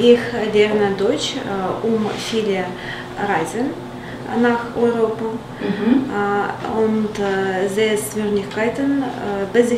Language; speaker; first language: German; non-native, learner; Russian